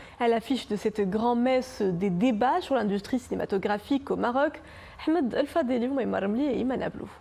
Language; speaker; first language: French; non-native, local second language; Arabic